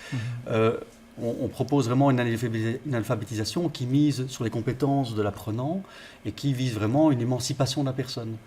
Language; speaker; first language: French; native; French